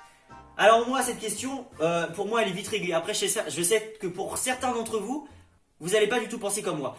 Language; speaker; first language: French; native; French